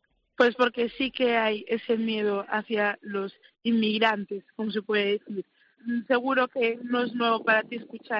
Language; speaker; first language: Spanish; early bilingual, other home language; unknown